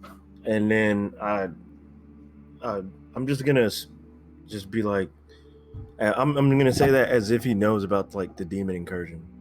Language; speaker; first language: English; native; English